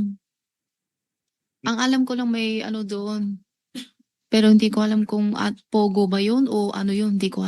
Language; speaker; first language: Filipino; non-native, learner; Chinese